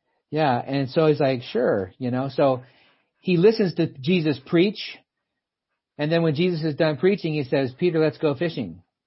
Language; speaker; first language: English; native; English